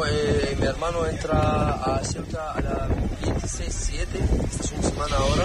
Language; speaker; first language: Spanish; non-native, learner; Arabic